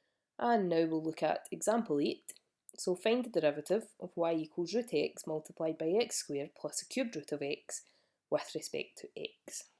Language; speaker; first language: English; native; English